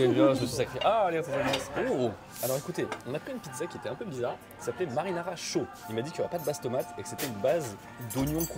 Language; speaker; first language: French; native; French